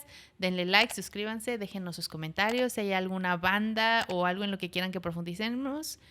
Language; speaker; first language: Spanish; native; Spanish